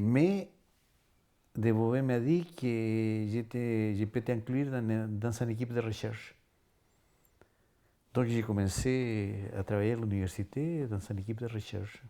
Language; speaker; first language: French; non-native, fluent; Spanish